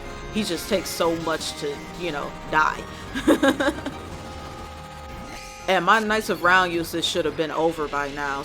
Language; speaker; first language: English; native; English